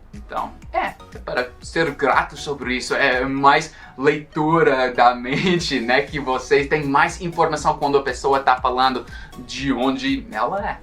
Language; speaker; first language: Portuguese; non-native, fluent; English